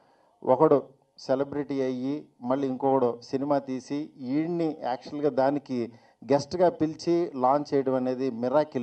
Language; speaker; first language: Telugu; native; Telugu